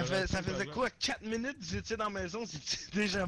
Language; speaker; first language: French; native; French